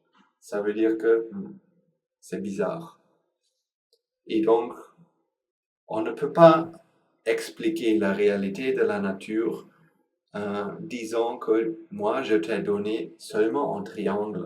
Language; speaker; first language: French; non-native, learner; Sinhala